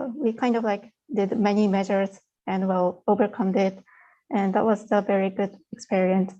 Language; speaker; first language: English; non-native, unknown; Japanese